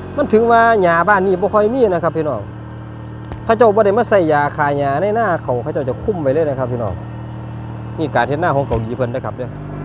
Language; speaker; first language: Thai; non-native, local second language; Northeastern Thai